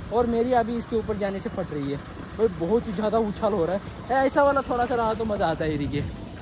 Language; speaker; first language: Hindi; non-native, local second language; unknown